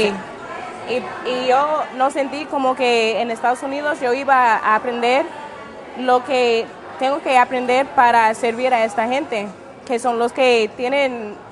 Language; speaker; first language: Spanish; non-native, fluent; English